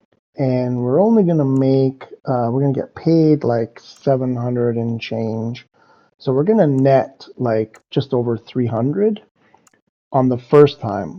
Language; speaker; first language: English; native; English